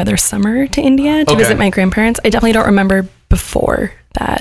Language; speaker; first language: English; early bilingual, other home language; Gujarati